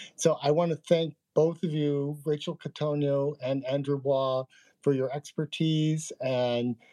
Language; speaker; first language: English; native; English